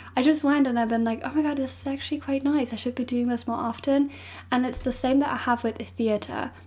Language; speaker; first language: English; non-native, fluent; German